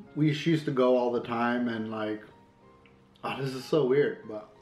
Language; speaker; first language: English; native; English